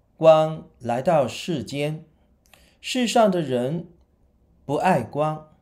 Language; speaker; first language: Chinese; non-native, local second language; Cantonese